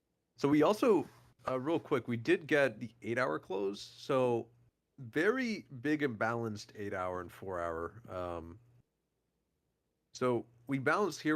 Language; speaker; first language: English; native; English